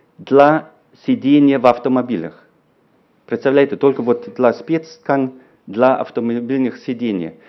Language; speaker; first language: Russian; non-native, fluent; German